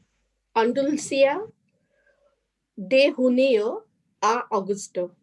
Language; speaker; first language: Spanish; non-native, learner; English